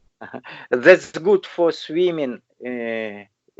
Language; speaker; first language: English; non-native, learner; Russian